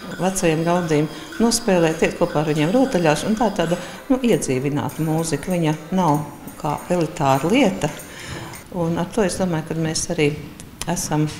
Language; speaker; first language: Latvian; native; Latvian